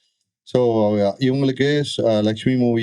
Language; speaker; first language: Tamil; native; Tamil